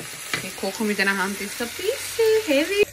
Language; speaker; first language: German; early bilingual, heritage; German